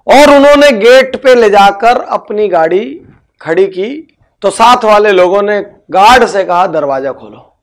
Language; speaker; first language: Hindi; native; Hindi